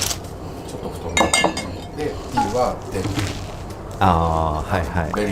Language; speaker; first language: Japanese; non-native, fluent; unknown